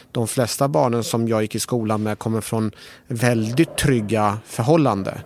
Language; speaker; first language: Swedish; early bilingual, other home language; Persian